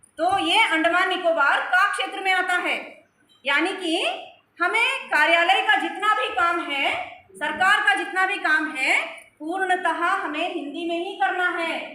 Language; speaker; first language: Hindi; non-native, local second language; Telugu